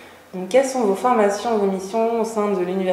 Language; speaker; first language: French; native; French